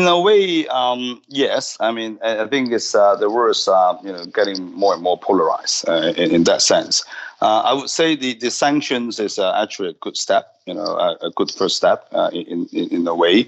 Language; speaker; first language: English; non-native, local second language; Cantonese